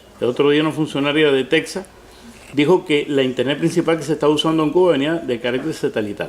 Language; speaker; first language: Spanish; native; Spanish